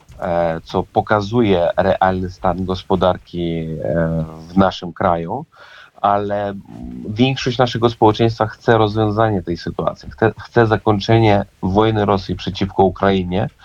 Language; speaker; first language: Polish; non-native, fluent; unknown